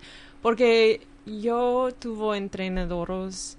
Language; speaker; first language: Spanish; non-native, learner; English